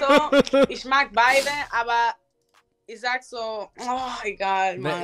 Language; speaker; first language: German; non-native, learner; Spanish